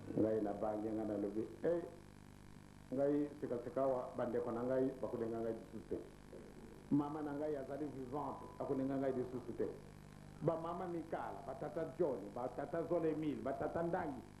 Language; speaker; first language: Lingala; non-native, local second language; Kongo